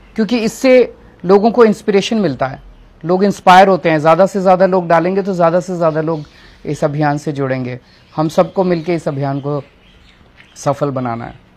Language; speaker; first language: Hindi; native; Hindi